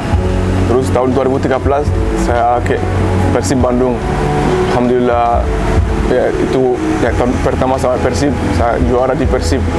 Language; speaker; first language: Indonesian; non-native, learner; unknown